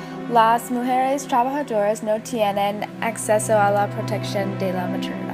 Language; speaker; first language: Spanish; non-native, learner; English